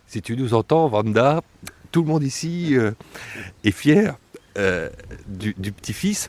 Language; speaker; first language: French; native; French